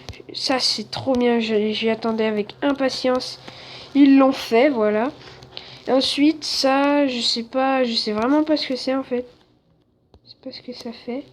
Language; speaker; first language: French; native; French